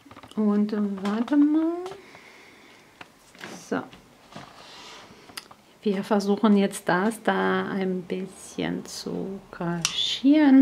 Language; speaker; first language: German; native; German